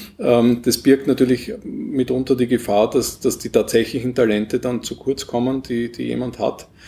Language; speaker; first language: German; native; German